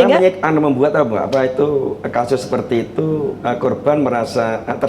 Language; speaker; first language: Indonesian; native; Indonesian